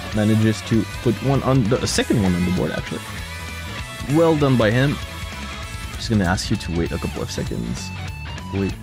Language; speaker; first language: English; non-native, fluent; French